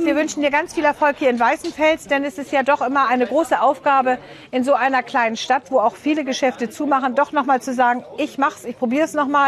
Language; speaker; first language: German; native; German